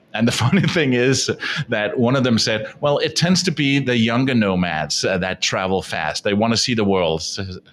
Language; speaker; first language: English; non-native, fluent; Danish